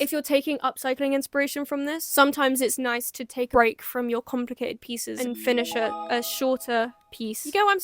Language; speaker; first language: English; native; English